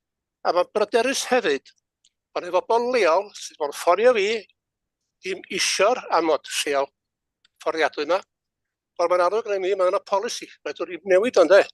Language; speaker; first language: Welsh; native; Welsh